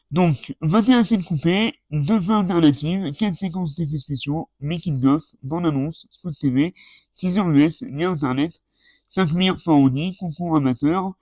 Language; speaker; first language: French; native; French